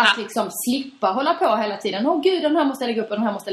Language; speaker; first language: Swedish; native; Swedish